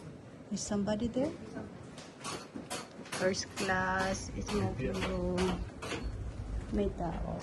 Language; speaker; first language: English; non-native, local second language; Filipino